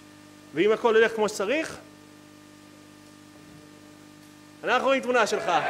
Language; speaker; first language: Hebrew; native; Hebrew